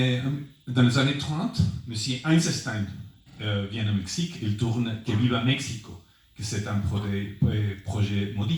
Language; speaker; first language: French; non-native, fluent; Spanish